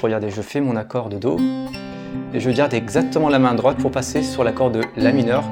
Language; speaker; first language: French; native; French